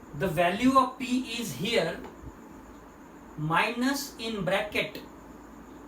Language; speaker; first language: English; non-native, local second language; Marathi